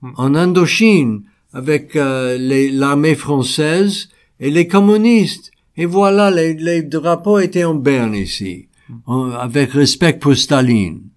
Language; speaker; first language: French; non-native, fluent; English